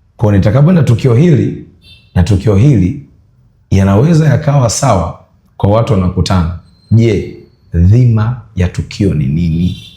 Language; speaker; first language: Swahili; native; Swahili